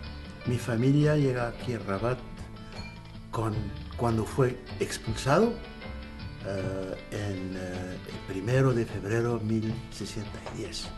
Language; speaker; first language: Spanish; non-native, fluent; Arabic